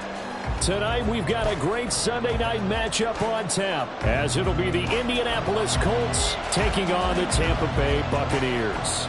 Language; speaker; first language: English; native; English